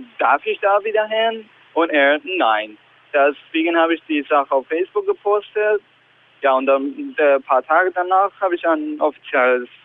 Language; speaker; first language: German; non-native, learner; Kurdish